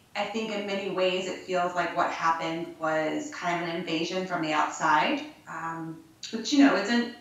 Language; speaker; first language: English; native; English